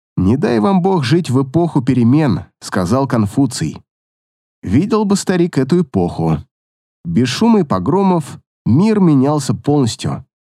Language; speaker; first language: Russian; native; Russian